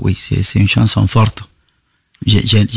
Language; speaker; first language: French; non-native, fluent; Spanish